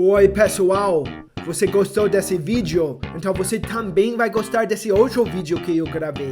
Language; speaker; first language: Portuguese; non-native, fluent; English